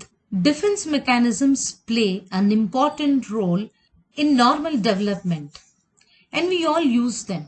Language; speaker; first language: English; non-native, local second language; Kannada